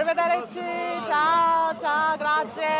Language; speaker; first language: Italian; non-native, learner; Korean